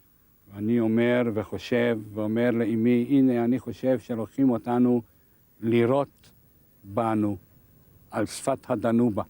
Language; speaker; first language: Hebrew; non-native, fluent; Hungarian